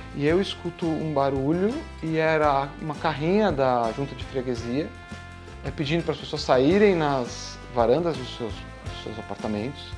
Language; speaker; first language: Portuguese; native; Portuguese